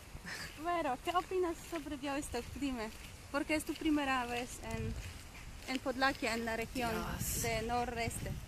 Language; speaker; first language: Spanish; non-native, fluent; Polish